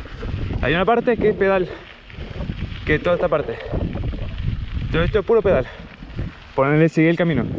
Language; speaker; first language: Spanish; native; Spanish